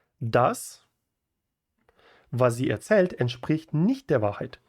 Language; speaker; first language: German; non-native, fluent; Ukrainian